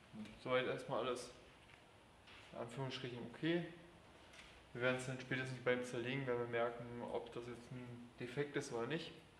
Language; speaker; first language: German; native; German